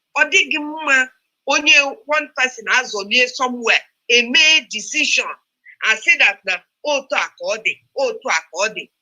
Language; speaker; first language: Igbo; non-native, local second language; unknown